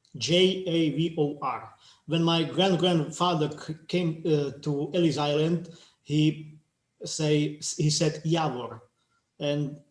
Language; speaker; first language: English; non-native, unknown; Slovak